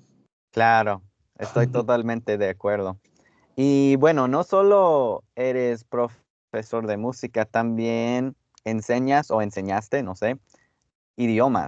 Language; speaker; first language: Spanish; non-native, fluent; English